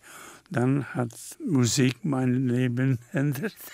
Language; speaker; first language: German; non-native, fluent; French